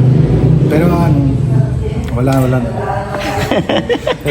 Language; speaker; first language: Filipino; non-native, learner; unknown